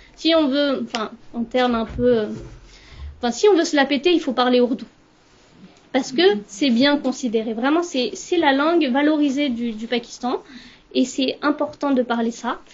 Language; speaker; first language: French; early bilingual, other home language; Punjabi